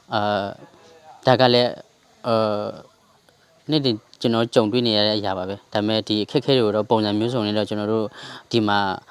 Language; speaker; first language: Burmese; non-native, local second language; S'gaw Karen